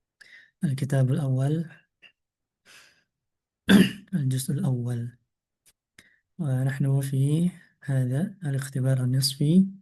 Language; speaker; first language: Arabic; non-native, fluent; Indonesian